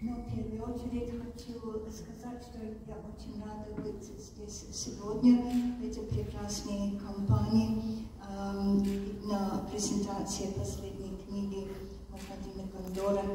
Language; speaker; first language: Russian; non-native, fluent; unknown